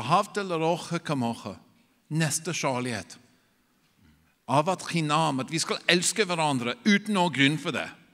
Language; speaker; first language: Norwegian; non-native, fluent; English